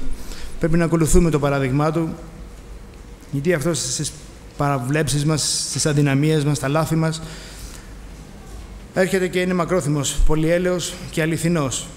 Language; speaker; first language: Greek; native; Greek